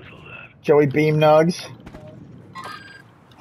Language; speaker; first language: English; native; English